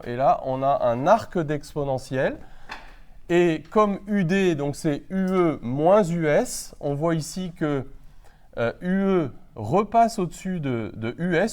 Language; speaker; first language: French; native; French